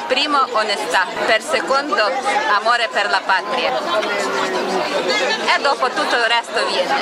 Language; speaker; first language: Italian; non-native, fluent; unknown